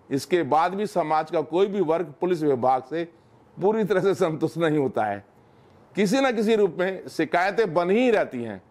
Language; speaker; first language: Hindi; native; Hindi